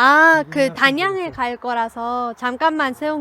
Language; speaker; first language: Korean; non-native, fluent; Persian